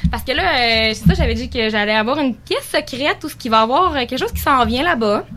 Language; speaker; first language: French; native; French